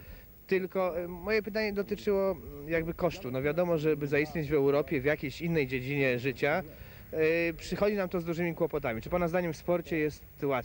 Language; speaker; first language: Polish; native; Polish